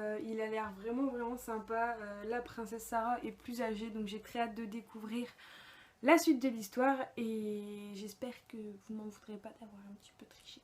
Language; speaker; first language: French; native; French